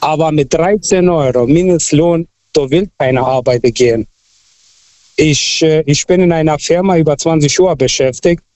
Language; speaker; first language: German; early bilingual, other home language; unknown